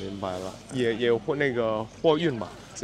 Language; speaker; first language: Chinese; non-native, fluent; Indonesian